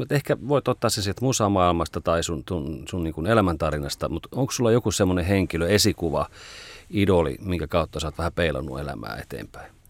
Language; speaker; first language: Finnish; native; Finnish